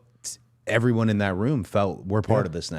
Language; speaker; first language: English; native; English